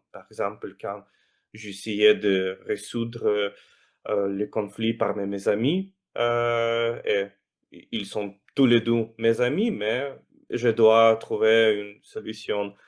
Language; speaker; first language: French; non-native, fluent; Russian